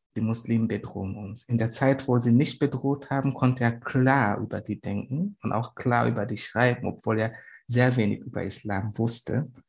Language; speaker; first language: German; non-native, fluent; Swahili